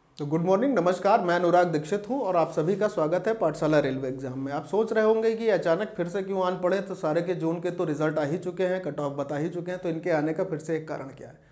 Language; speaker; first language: Hindi; native; Hindi